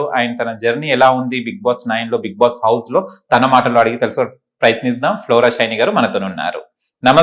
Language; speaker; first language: Telugu; native; Telugu